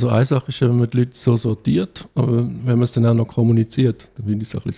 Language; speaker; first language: German; native; German